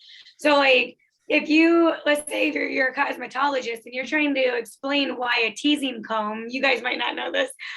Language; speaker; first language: English; native; English